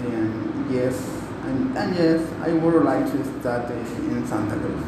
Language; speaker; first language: English; non-native, learner; Spanish